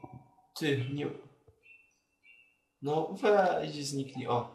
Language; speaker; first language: Polish; native; Polish